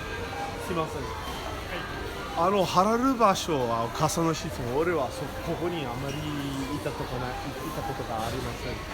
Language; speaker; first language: Japanese; non-native, learner; English